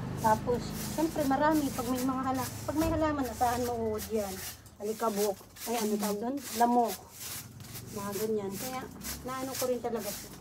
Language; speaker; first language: Filipino; native; Filipino